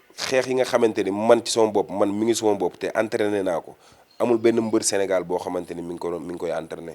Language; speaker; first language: Wolof; native; Wolof